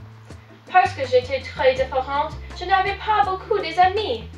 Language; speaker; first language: French; non-native, learner; English